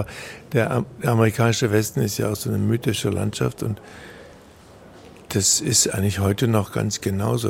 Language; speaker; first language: German; native; German